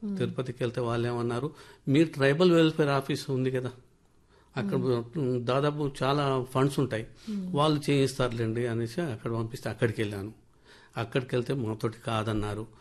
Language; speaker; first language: Telugu; non-native, local second language; Lambadi